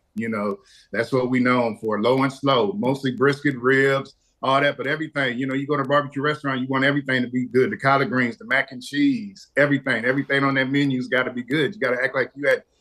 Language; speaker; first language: English; native; English